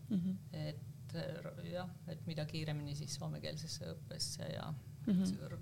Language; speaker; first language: Estonian; native; Estonian